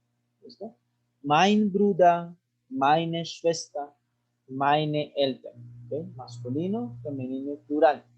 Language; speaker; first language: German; non-native, fluent; Spanish